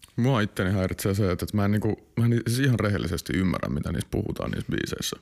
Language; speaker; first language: Finnish; native; Finnish